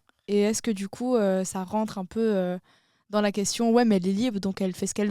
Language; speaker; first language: French; native; French